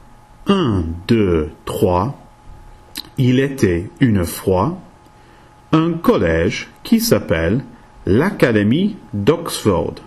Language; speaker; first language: French; non-native, learner; English